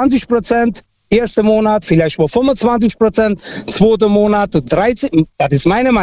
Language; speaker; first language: German; non-native, fluent; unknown